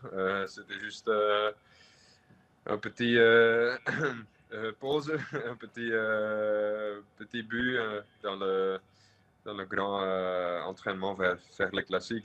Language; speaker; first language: French; non-native, local second language; Dutch